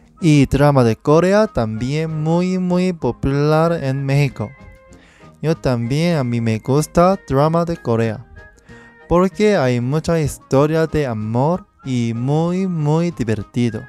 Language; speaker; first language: Spanish; non-native, learner; Korean